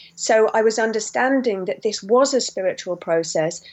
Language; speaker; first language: English; native; English